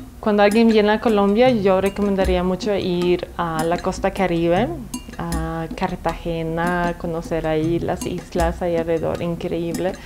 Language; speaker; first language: Spanish; non-native, fluent; Swedish